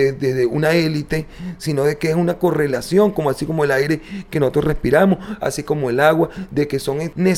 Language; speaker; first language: Spanish; native; Spanish